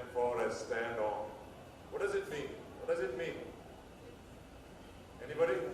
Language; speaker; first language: English; non-native, local second language; Hindi